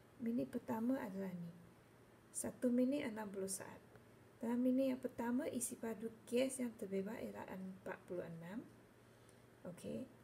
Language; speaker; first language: Malay; non-native, local second language; Chinese